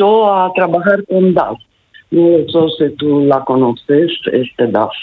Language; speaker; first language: Spanish; non-native, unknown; Romanian